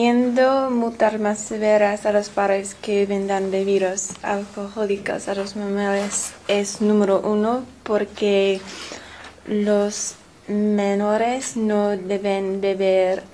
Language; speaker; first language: Spanish; non-native, learner; English